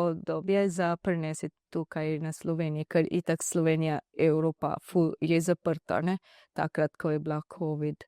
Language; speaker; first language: Slovenian; non-native, learner; Divehi